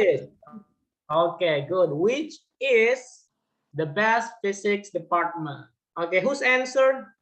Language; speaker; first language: English; non-native, fluent; Indonesian